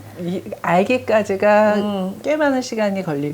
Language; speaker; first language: Korean; native; Korean